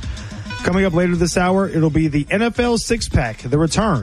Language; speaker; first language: English; native; English